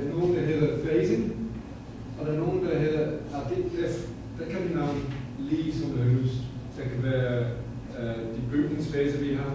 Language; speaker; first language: Danish; non-native, fluent; English